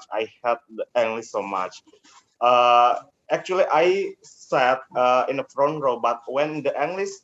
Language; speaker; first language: English; non-native, learner; Indonesian